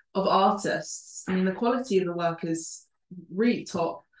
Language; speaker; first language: English; early bilingual, other home language; Spanish